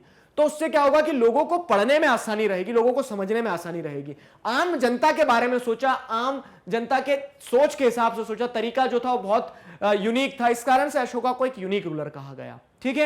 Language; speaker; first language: Hindi; native; Hindi